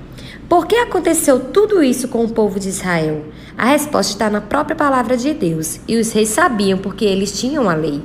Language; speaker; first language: Portuguese; native; Portuguese